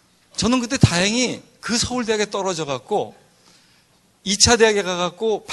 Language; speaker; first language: Korean; native; Korean